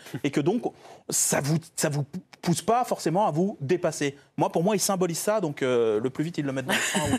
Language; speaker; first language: French; native; French